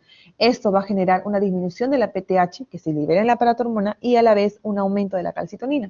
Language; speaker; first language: Spanish; native; Spanish